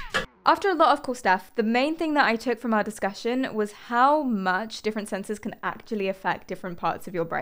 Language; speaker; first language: English; native; English